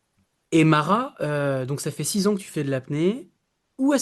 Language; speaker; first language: French; native; French